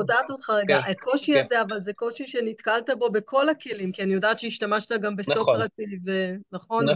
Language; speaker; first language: Hebrew; native; Hebrew